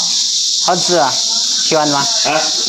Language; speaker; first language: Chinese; non-native, learner; Filipino